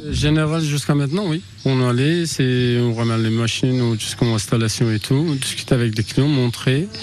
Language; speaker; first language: French; non-native, learner; Kurdish